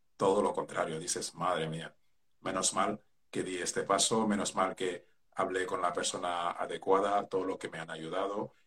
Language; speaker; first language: Spanish; non-native, fluent; Wolof